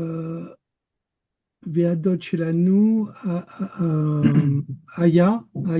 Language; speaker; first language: Hebrew; non-native, learner; French